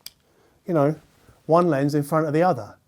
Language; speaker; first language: English; native; English